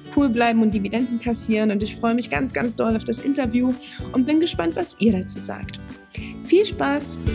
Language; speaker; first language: German; native; German